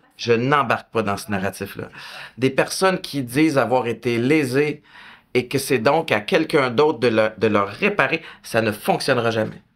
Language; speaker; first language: French; native; French